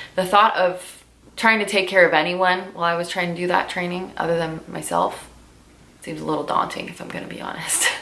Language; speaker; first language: English; native; English